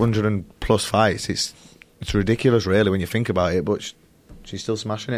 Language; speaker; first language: English; native; English